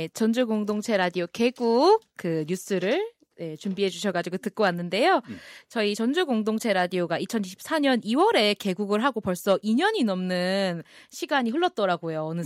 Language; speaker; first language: Korean; native; Korean